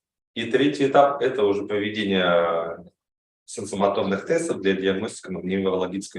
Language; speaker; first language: Russian; native; Russian